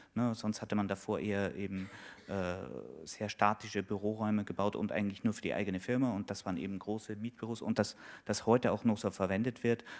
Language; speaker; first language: German; native; German